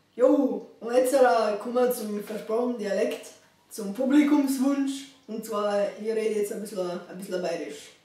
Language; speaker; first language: German; non-native, fluent; Bulgarian